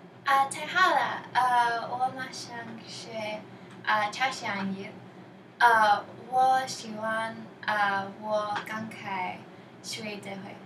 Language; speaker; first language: Chinese; non-native, learner; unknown